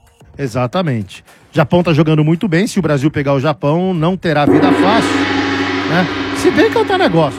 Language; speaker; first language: Portuguese; native; Portuguese